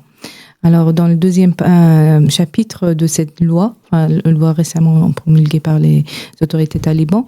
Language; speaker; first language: French; non-native, fluent; Persian